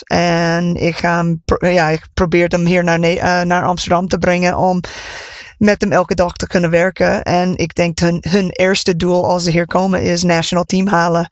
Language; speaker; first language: Dutch; non-native, fluent; English